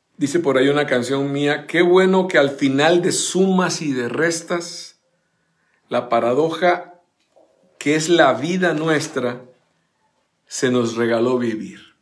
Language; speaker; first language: Spanish; native; Spanish